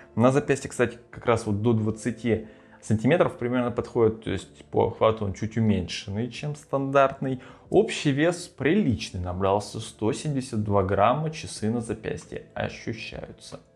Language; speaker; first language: Russian; native; Russian